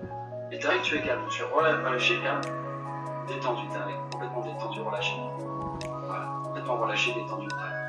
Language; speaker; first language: French; native; French